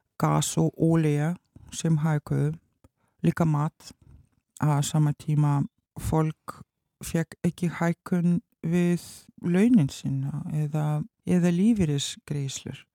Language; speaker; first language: Icelandic; non-native, learner; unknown